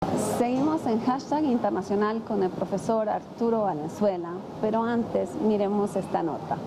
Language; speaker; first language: Spanish; native; Spanish